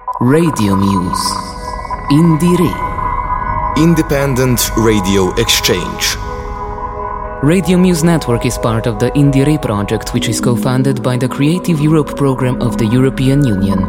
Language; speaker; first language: English; non-native, fluent; French